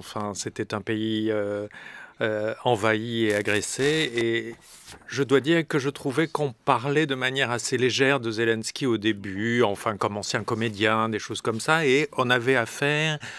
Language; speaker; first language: French; native; French